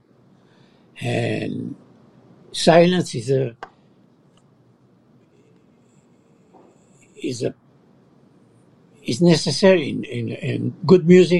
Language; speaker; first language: English; non-native, fluent; French